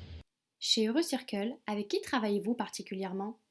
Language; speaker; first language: French; native; French